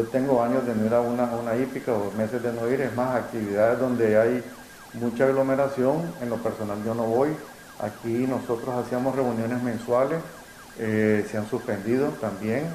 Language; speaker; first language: Spanish; native; Spanish